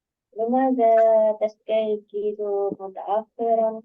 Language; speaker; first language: Arabic; non-native, learner; Indonesian